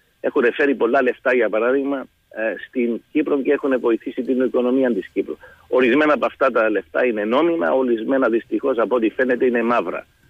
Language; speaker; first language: Greek; early bilingual, heritage; Greek